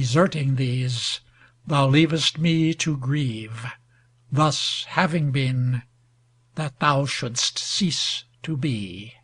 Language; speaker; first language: English; native; English